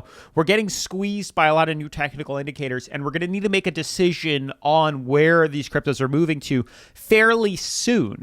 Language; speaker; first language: English; native; English